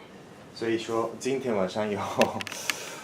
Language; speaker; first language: Chinese; non-native, learner; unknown